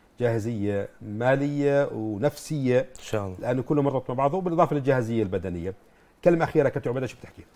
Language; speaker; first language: Arabic; native; Arabic